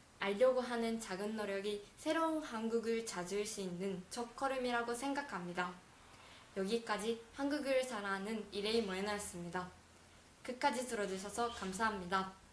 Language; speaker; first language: Korean; non-native, fluent; Japanese